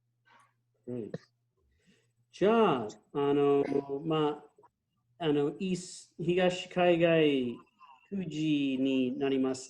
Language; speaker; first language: Japanese; non-native, fluent; English